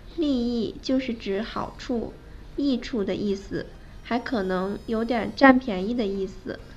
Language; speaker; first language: Chinese; non-native, fluent; Japanese